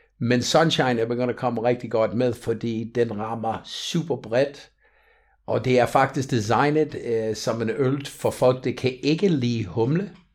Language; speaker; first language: Danish; non-native, fluent; English